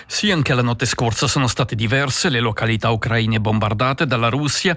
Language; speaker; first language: Italian; native; Italian